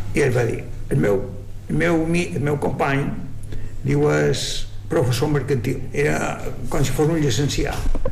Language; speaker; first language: Catalan; native; Catalan